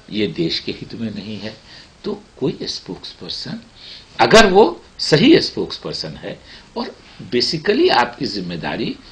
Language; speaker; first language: Hindi; native; Hindi